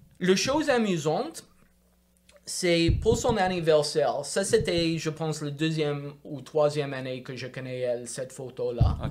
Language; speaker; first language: French; non-native, local second language; English